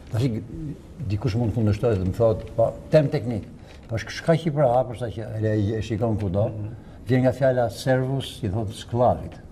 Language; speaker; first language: Albanian; native; Albanian